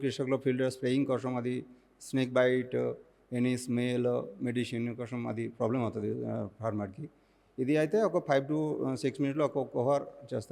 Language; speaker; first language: Telugu; non-native, local second language; Odia